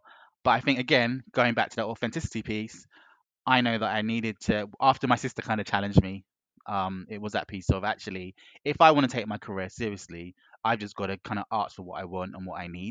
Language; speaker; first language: English; native; English